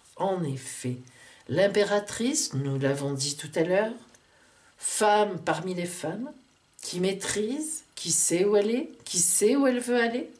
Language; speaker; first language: French; native; French